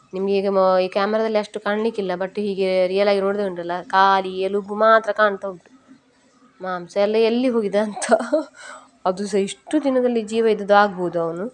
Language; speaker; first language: Kannada; native; Kannada